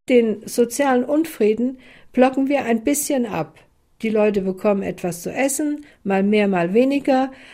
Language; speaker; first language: German; native; German